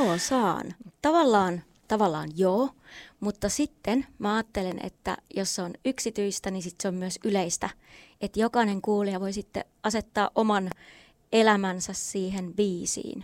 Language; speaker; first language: Finnish; native; Finnish